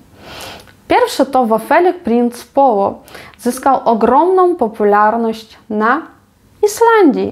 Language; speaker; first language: Polish; non-native, fluent; Ukrainian